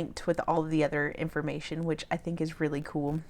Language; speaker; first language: English; native; English